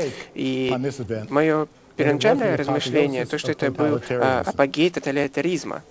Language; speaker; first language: Russian; native; Russian